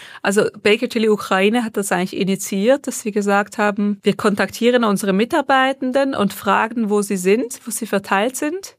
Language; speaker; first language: German; native; German